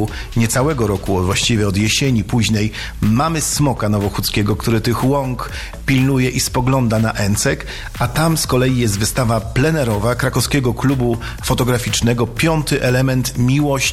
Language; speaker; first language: Polish; native; Polish